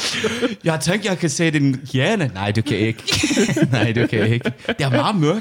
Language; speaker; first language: Danish; non-native, learner; English